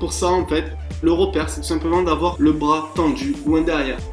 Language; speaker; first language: French; native; French